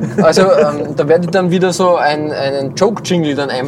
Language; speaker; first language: German; native; German